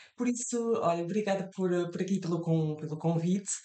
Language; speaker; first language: Portuguese; early bilingual, heritage; French